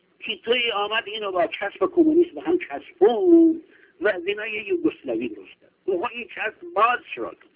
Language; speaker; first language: Persian; non-native, local second language; Kurdish